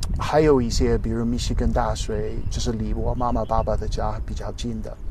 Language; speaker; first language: Chinese; non-native, fluent; English